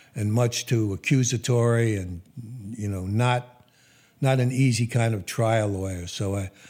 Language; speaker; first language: English; native; English